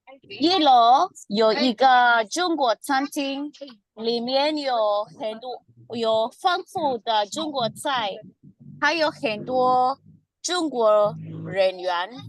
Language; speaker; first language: Chinese; non-native, fluent; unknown